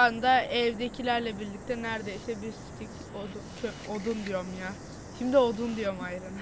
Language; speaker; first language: Turkish; native; Turkish